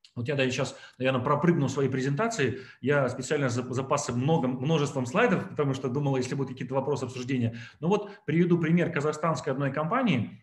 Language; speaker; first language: Russian; native; Russian